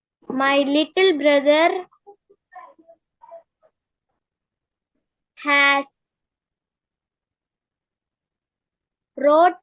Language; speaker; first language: English; non-native, learner; Tamil